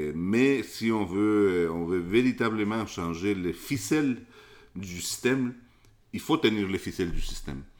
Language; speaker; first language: French; non-native, fluent; Spanish